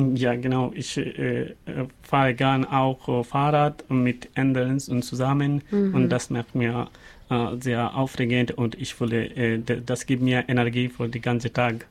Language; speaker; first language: German; non-native, learner; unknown